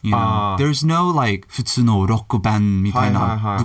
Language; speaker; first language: Japanese; non-native, learner; English